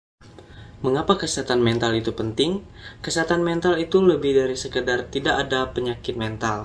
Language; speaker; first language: Indonesian; native; Indonesian